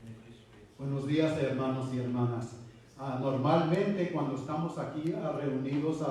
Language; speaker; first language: Spanish; early bilingual, heritage; Spanish